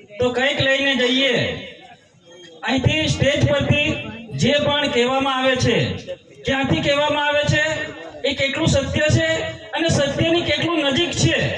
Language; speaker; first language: Gujarati; non-native, local second language; Bhili